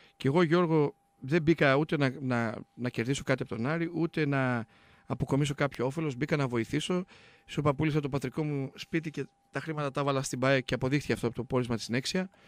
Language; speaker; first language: Greek; native; Greek